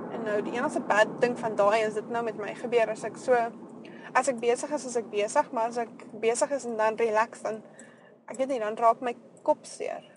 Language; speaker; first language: Afrikaans; native; Afrikaans